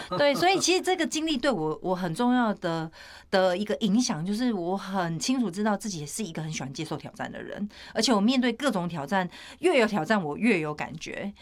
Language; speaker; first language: Chinese; native; Chinese